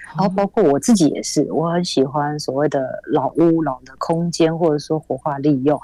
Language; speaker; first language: Chinese; native; Chinese